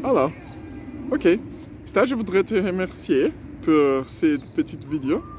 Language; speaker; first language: French; non-native, fluent; Portuguese